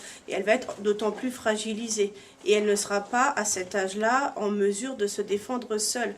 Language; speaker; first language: French; native; French